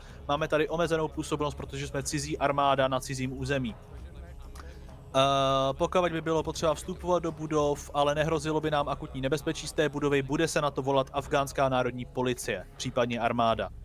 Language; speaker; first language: Czech; native; Czech